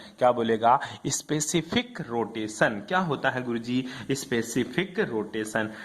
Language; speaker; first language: Hindi; native; Hindi